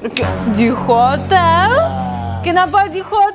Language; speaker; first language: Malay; non-native, learner; Russian